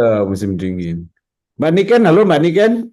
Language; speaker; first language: Indonesian; native; Indonesian